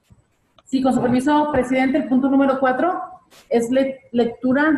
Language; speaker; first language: Spanish; native; Spanish